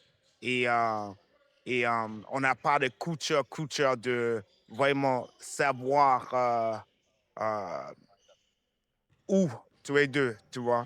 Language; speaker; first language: French; non-native, fluent; English